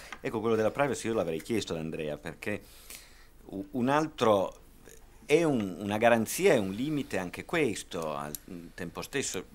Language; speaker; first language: Italian; native; Italian